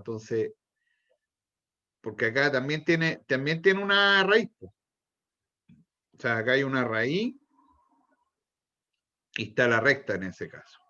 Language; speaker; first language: Spanish; native; Spanish